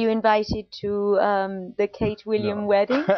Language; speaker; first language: English; native; English